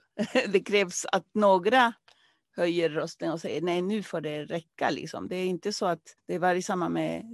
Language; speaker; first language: Swedish; non-native, fluent; Spanish